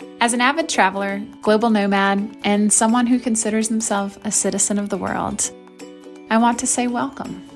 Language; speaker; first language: English; native; English